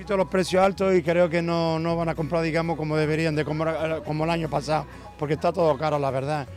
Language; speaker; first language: Spanish; native; Spanish